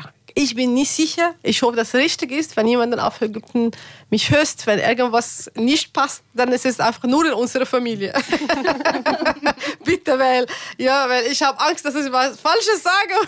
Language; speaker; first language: German; non-native, learner; Arabic